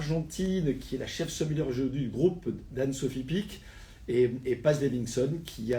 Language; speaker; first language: French; native; French